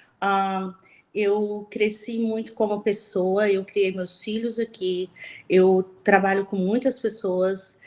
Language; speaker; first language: Portuguese; native; Portuguese